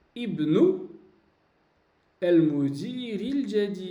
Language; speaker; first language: Arabic; non-native, fluent; French